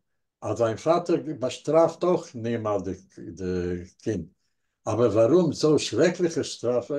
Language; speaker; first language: German; non-native, learner; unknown